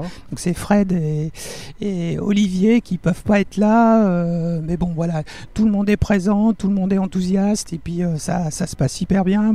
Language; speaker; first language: French; native; French